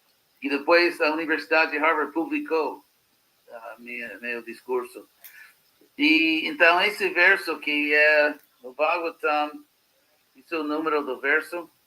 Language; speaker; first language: Portuguese; non-native, fluent; English